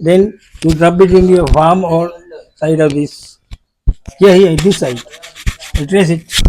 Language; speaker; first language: English; non-native, local second language; Tamil